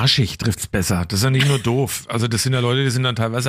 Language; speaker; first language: German; native; German